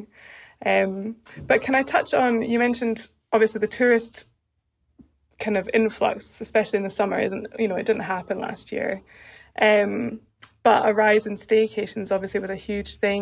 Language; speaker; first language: English; native; English